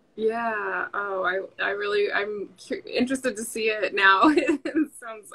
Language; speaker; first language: English; native; English